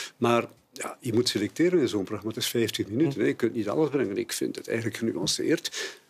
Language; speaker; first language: Dutch; native; Dutch